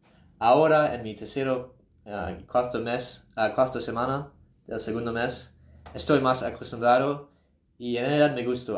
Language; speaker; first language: Spanish; non-native, learner; English